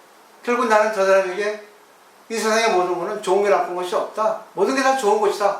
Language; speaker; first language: Korean; native; Korean